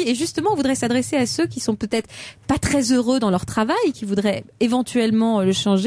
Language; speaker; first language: French; native; French